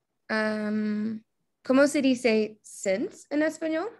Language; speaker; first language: Spanish; non-native, learner; English